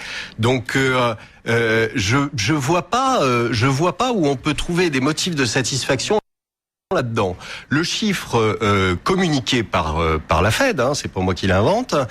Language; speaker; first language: French; native; French